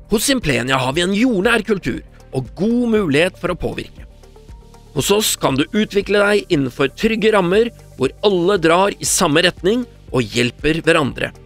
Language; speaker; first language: Norwegian; native; Norwegian